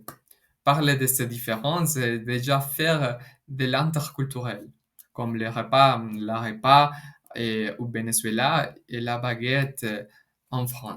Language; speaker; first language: French; non-native, fluent; Spanish